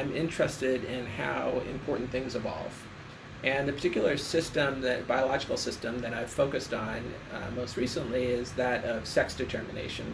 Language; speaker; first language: English; native; English